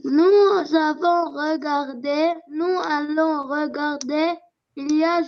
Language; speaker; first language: French; non-native, learner; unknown